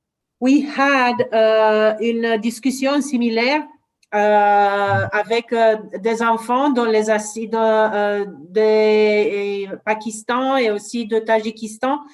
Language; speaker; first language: French; non-native, learner; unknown